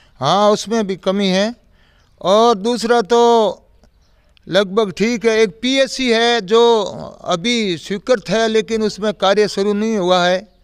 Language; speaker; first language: Hindi; native; Hindi